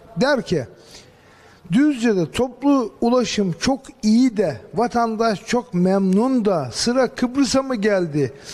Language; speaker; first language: Turkish; native; Turkish